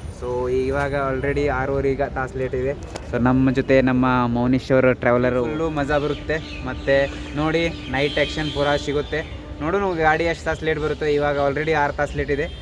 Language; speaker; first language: Kannada; non-native, local second language; Hindi